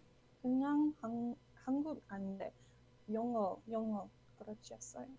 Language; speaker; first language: Korean; non-native, learner; English